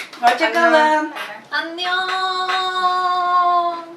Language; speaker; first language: Turkish; native; Turkish